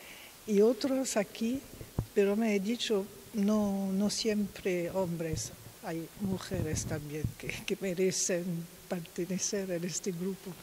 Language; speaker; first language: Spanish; non-native, learner; French